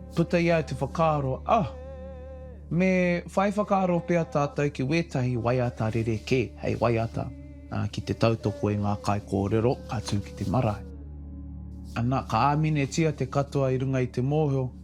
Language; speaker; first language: Māori; native; Māori